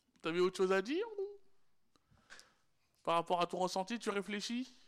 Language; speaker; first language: French; native; French